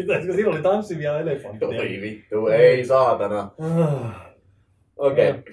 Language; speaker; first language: Finnish; native; Finnish